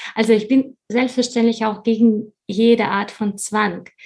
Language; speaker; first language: German; non-native, fluent; Russian